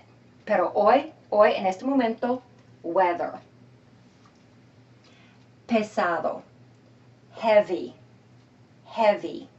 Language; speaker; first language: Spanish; non-native, fluent; English